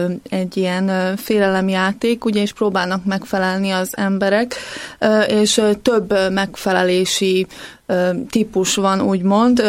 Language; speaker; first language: Hungarian; native; Hungarian